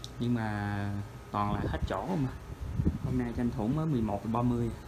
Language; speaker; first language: Vietnamese; native; Vietnamese